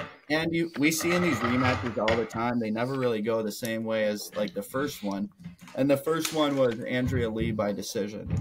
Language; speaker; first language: English; native; English